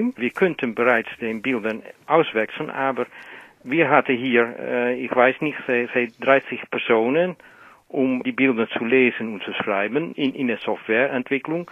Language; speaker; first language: German; non-native, learner; Dutch